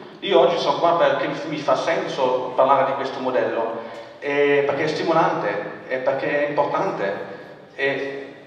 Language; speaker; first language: Italian; non-native, local second language; German